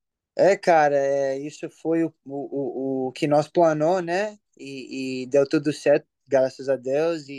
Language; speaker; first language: Portuguese; early bilingual, heritage; English